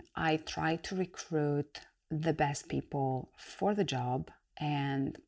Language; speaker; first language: English; non-native, fluent; Greek